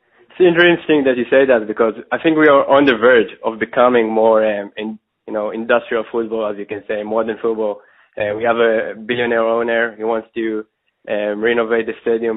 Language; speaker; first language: English; non-native, fluent; Hebrew